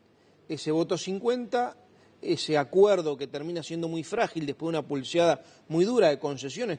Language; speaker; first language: Spanish; native; Spanish